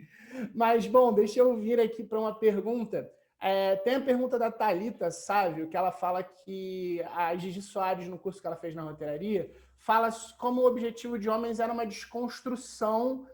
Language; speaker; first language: Portuguese; native; Portuguese